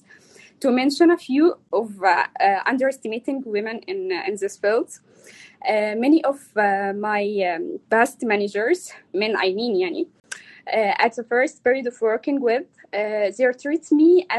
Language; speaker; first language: English; non-native, learner; Arabic